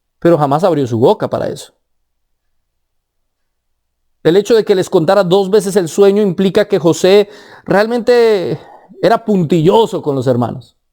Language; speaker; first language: Spanish; native; Spanish